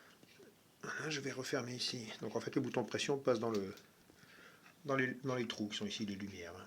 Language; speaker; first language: French; native; French